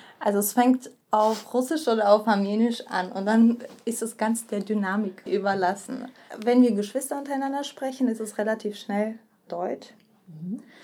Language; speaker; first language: German; early bilingual, other home language; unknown